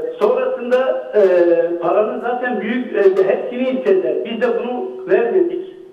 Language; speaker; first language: Turkish; early bilingual, heritage; Turkish